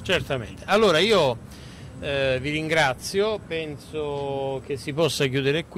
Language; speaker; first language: Italian; native; Italian